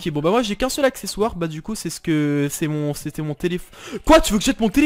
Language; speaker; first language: French; native; French